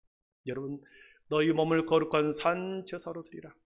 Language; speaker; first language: Korean; native; Korean